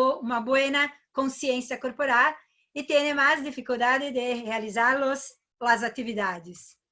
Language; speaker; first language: Spanish; non-native, learner; Portuguese